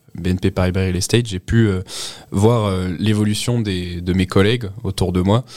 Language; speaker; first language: French; native; French